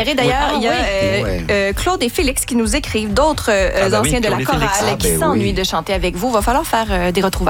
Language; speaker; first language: French; native; French